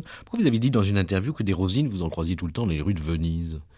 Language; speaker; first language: French; native; French